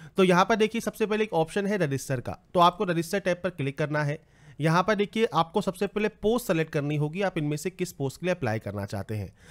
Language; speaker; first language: Hindi; native; Hindi